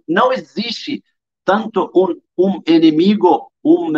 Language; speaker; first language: Portuguese; non-native, fluent; Arabic